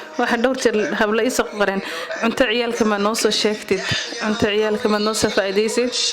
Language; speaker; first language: Somali; early bilingual, heritage; Somali